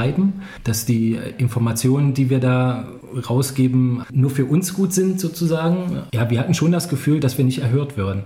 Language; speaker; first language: German; native; German